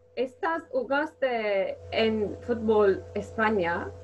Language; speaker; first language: Spanish; non-native, learner; Turkish